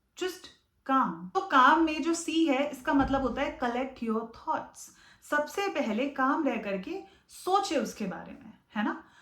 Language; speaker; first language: Hindi; native; Hindi